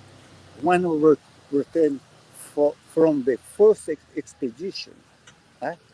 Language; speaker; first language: English; non-native, learner; Portuguese